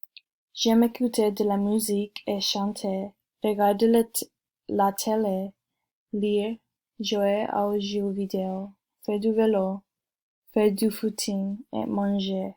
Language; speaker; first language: French; non-native, learner; English